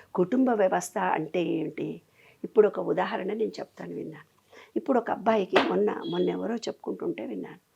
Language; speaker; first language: Telugu; native; Telugu